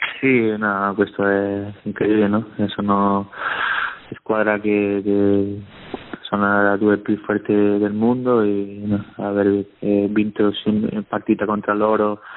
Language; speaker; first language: Italian; non-native, learner; Spanish